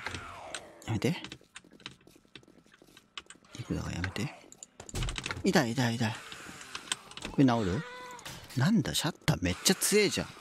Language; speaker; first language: Japanese; native; Japanese